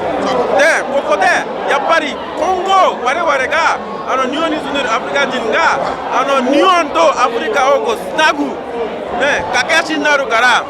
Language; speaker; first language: Japanese; non-native, fluent; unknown